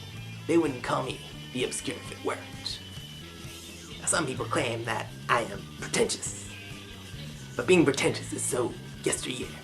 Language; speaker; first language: English; native; English